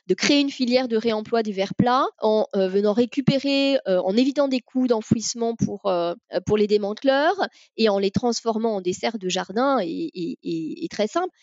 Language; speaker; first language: French; native; French